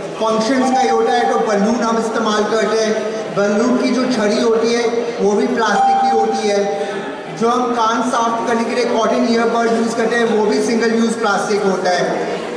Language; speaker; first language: Hindi; native; Hindi